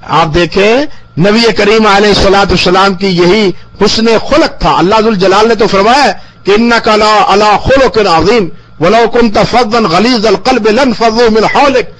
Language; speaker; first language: Urdu; non-native, local second language; Punjabi